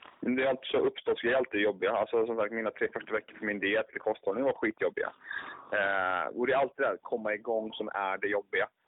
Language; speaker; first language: Swedish; native; Swedish